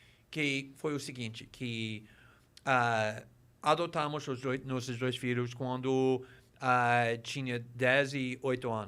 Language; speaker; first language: Portuguese; non-native, fluent; English